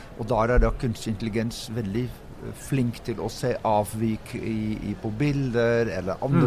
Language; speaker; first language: Norwegian; non-native, fluent; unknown